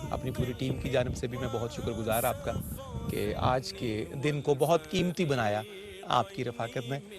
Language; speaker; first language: Urdu; non-native, local second language; Punjabi